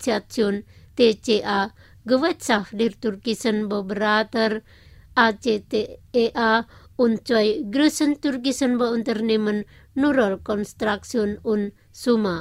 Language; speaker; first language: German; non-native, fluent; Indonesian